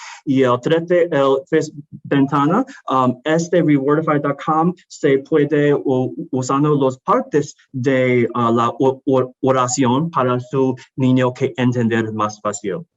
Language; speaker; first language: Spanish; non-native, learner; English